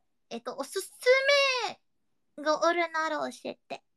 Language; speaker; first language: Japanese; non-native, learner; Indonesian